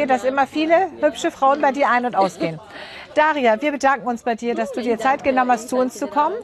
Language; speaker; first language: German; native; German